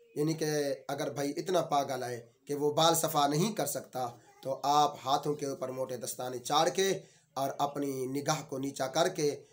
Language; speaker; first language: Urdu; non-native, local second language; Saraiki